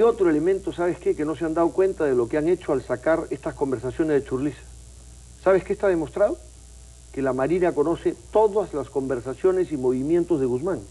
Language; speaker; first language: Spanish; native; Spanish